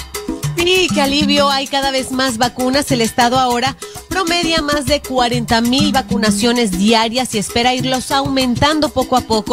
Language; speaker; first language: Spanish; native; Spanish